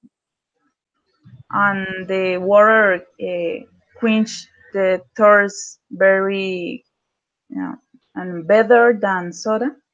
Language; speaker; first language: English; non-native, learner; Spanish